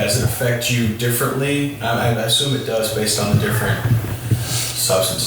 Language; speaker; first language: English; native; English